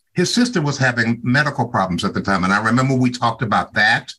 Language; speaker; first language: English; native; English